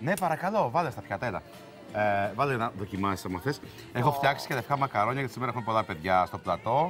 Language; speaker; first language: Greek; native; Greek